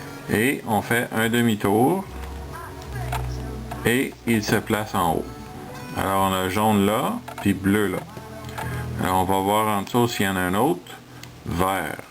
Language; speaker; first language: French; native; French